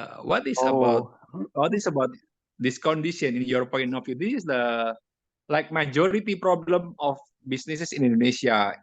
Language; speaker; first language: English; non-native, learner; Indonesian